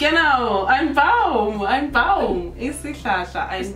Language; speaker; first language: German; non-native, local second language; North Ndebele